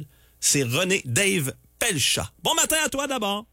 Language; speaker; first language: French; native; French